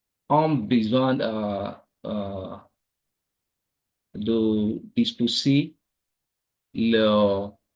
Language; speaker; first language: French; non-native, learner; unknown